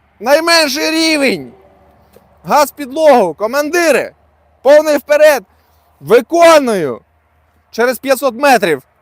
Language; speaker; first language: Ukrainian; non-native, local second language; Russian